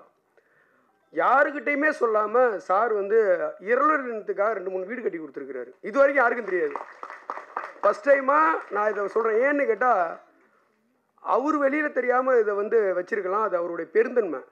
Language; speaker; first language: Tamil; native; Tamil